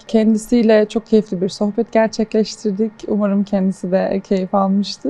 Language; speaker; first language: Turkish; native; Turkish